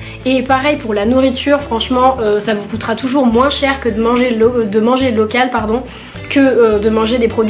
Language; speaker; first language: French; native; French